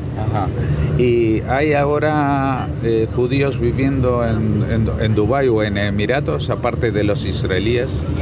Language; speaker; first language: Spanish; native; Spanish